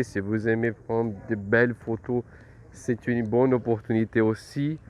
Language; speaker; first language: French; non-native, fluent; Portuguese